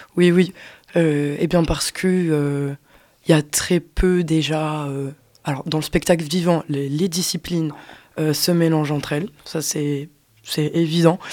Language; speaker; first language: French; native; French